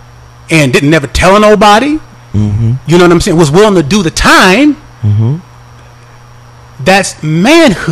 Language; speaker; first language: English; native; English